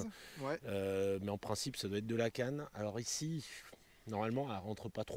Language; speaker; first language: French; native; French